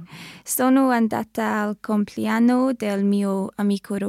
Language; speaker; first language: Italian; non-native, learner; English